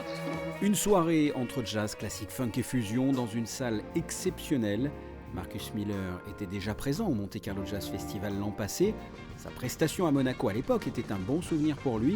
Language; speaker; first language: French; native; French